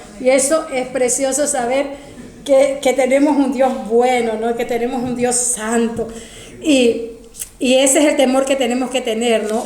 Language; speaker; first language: Spanish; native; Spanish